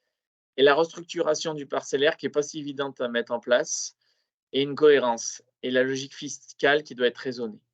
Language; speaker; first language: French; native; French